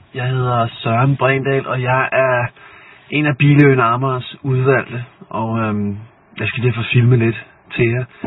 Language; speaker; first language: Danish; native; Danish